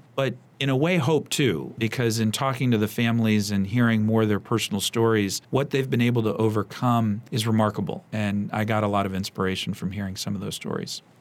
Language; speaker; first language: English; native; English